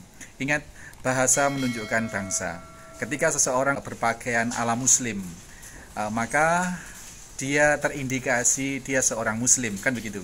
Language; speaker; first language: Indonesian; native; Indonesian